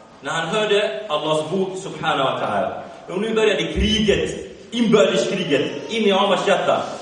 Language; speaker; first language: Swedish; early bilingual, other home language; Arabic